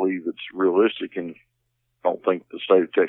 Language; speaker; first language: English; native; English